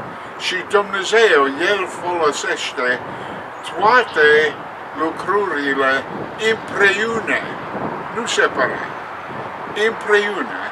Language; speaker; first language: Romanian; non-native, learner; English